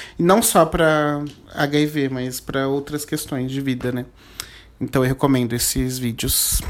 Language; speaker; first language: Portuguese; native; Portuguese